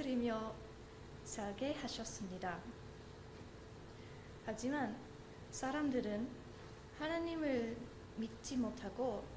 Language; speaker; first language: Korean; non-native, learner; English